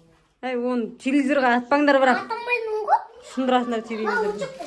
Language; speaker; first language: Kazakh; native; Kazakh